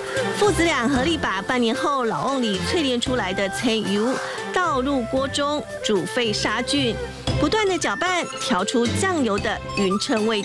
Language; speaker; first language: Chinese; native; Chinese